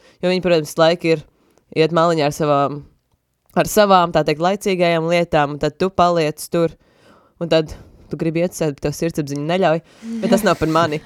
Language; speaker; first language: Latvian; native; Latvian